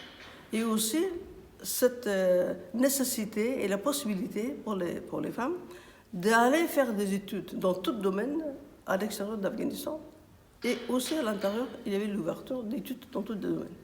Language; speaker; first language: French; non-native, fluent; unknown